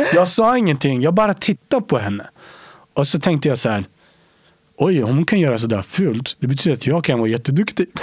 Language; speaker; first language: Swedish; early bilingual, other home language; Romany